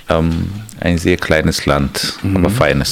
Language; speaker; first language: German; non-native, fluent; Armenian